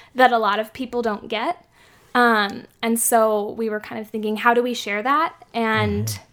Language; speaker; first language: English; native; English